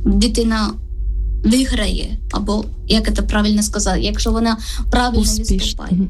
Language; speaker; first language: Ukrainian; non-native, learner; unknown